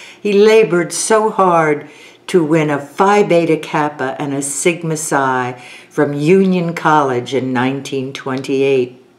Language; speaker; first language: English; early bilingual, other home language; Italian